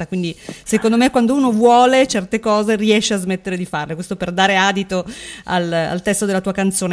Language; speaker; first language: Italian; native; Italian